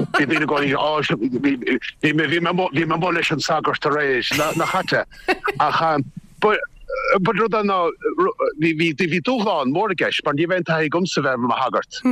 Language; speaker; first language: Irish; native; Irish